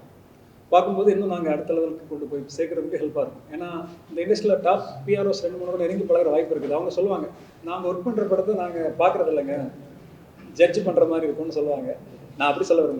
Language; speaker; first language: Tamil; native; Tamil